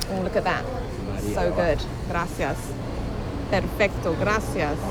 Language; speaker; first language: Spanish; non-native, fluent; English